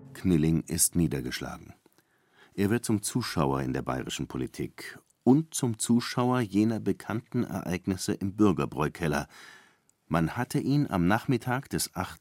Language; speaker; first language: German; native; German